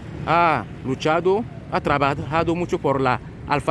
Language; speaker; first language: Spanish; non-native, fluent; French